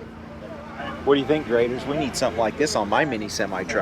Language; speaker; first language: English; native; English